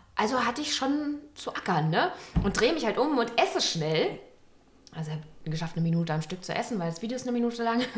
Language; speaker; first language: German; native; German